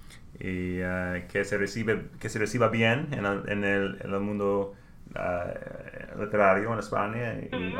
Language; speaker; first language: Spanish; non-native, learner; English